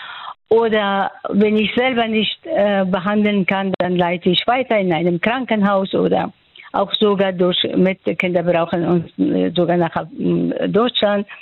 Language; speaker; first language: German; non-native, fluent; Persian